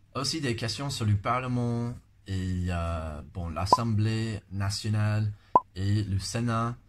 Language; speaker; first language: French; non-native, fluent; English